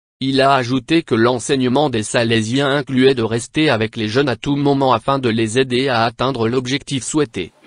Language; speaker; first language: French; non-native, local second language; Kinyarwanda